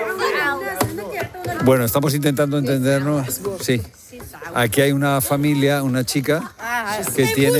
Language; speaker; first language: Spanish; native; Spanish